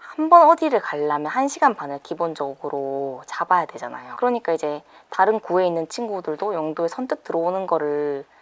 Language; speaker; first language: Korean; native; Korean